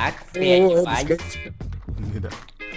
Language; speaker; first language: Russian; native; Russian